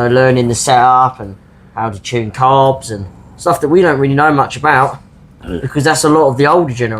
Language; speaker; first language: English; native; English